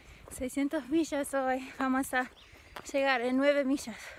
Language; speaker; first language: Spanish; early bilingual, heritage; Spanish